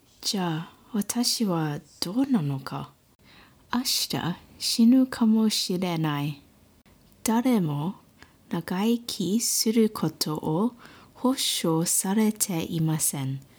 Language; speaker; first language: Japanese; non-native, learner; English